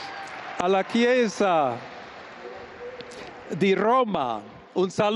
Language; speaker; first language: Italian; non-native, fluent; English